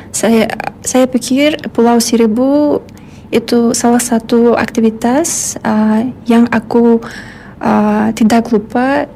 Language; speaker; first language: Indonesian; non-native, learner; Uzbek